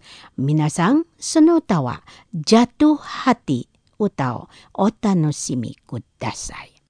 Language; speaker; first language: Japanese; non-native, learner; Indonesian